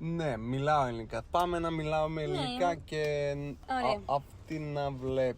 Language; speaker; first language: Greek; non-native, learner; Turkish